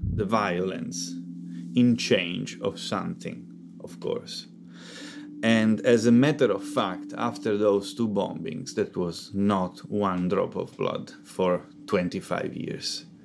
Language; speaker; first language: English; non-native, fluent; Italian